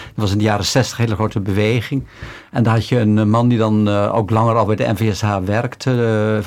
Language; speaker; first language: Dutch; native; Dutch